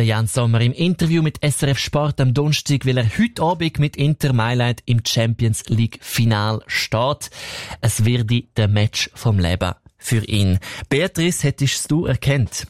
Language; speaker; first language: German; native; German